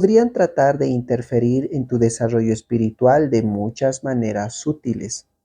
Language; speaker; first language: Spanish; native; Spanish